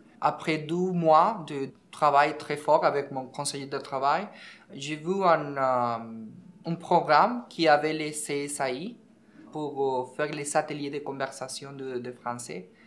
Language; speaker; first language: French; non-native, learner; Spanish